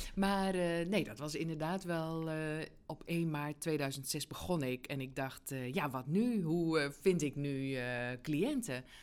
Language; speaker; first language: Dutch; native; Dutch